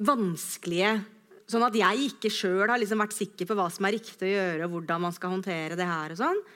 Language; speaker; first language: Norwegian; native; Norwegian